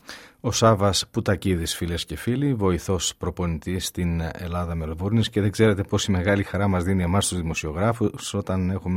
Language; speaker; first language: Greek; native; Greek